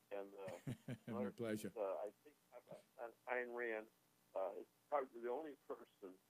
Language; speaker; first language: English; native; English